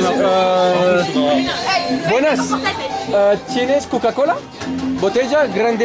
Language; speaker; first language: Spanish; non-native, learner; French